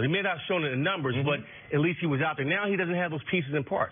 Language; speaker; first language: English; native; English